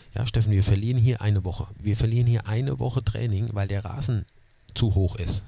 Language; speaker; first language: German; native; German